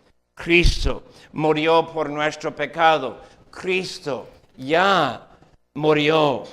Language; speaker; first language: Spanish; non-native, fluent; English